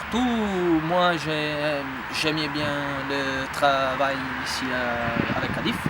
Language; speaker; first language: French; non-native, fluent; Italian